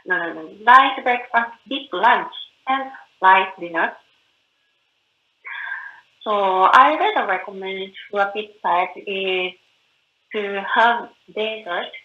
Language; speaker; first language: English; non-native, learner; Japanese